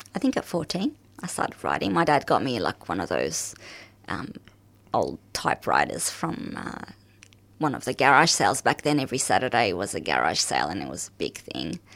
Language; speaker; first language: English; early bilingual, other home language; Arabic